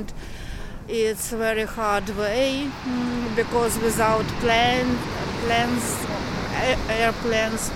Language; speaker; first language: English; non-native, learner; Ukrainian